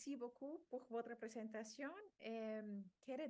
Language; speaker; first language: French; non-native, fluent; Spanish